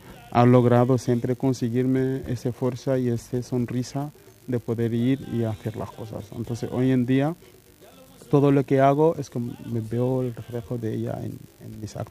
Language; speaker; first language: Spanish; non-native, fluent; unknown